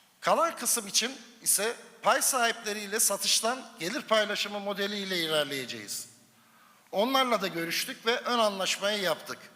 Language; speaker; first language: Turkish; native; Turkish